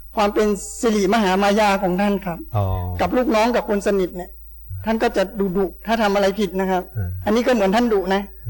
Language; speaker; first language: Thai; native; Thai